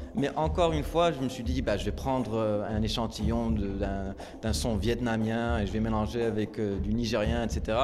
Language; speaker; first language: French; non-native, local second language; Arabic